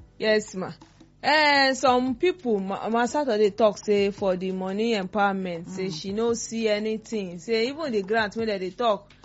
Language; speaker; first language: Nigerian Pidgin; non-native, local second language; Yoruba